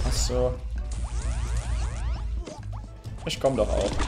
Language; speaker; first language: German; native; German